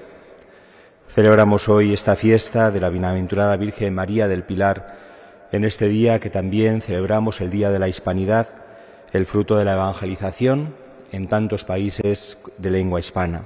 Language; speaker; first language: Spanish; native; Spanish